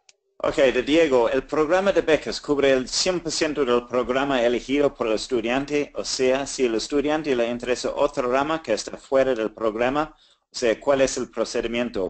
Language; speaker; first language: Spanish; non-native, fluent; English